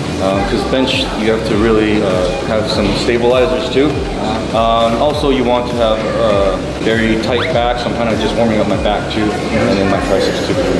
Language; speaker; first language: English; early bilingual, other home language; Chinese